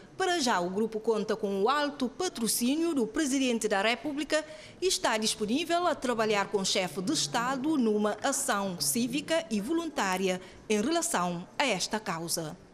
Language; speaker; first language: Portuguese; non-native, local second language; Kabuverdianu